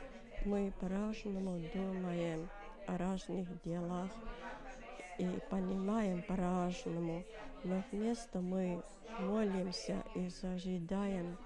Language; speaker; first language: Russian; non-native, learner; Finnish